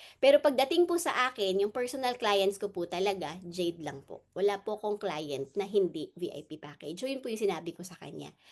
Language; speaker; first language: Filipino; non-native, local second language; Hiligaynon